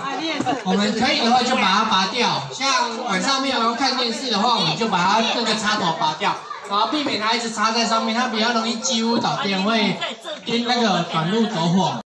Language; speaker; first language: Chinese; native; Chinese